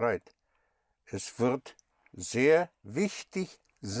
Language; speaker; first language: German; non-native, fluent; English